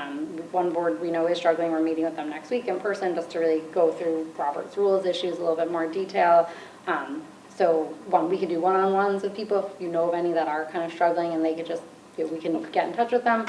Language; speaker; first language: English; native; English